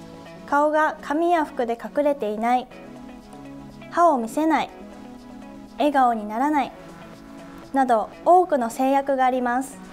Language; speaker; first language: Japanese; native; Japanese